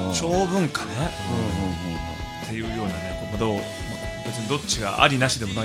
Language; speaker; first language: Japanese; native; Japanese